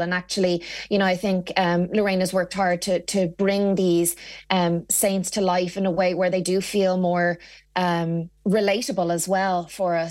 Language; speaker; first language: English; native; English